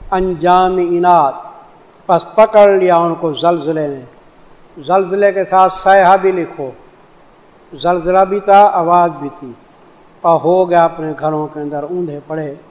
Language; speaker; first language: Urdu; non-native, local second language; Saraiki